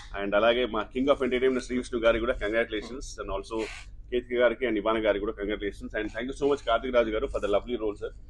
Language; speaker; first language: Telugu; native; Telugu